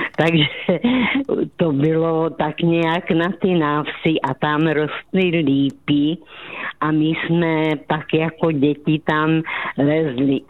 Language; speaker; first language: Czech; native; Czech